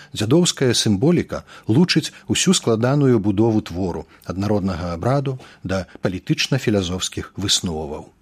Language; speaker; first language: Belarusian; native; Belarusian